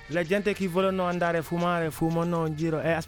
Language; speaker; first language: Italian; non-native, learner; Wolof